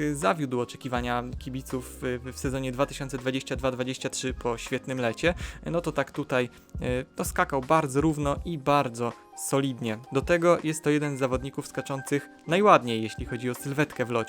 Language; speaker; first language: Polish; native; Polish